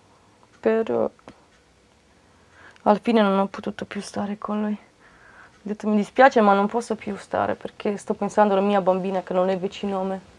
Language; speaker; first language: Italian; non-native, fluent; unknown